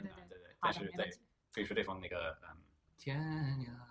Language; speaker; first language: Chinese; early bilingual, heritage; English